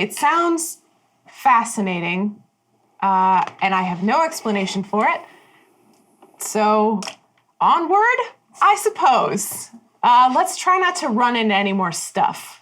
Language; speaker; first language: English; native; English